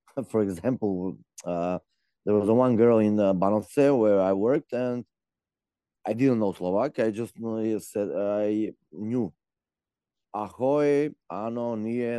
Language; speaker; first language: English; non-native, learner; Macedonian